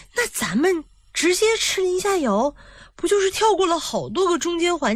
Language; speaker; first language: Chinese; native; Chinese